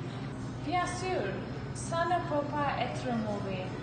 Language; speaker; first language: French; non-native, learner; English